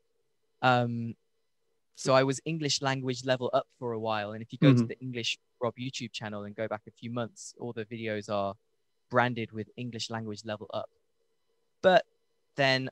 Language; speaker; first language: English; native; English